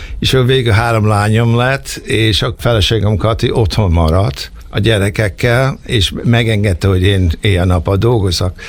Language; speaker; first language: Hungarian; early bilingual, heritage; Hungarian